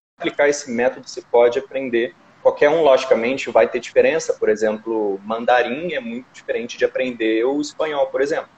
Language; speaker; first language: Portuguese; native; Portuguese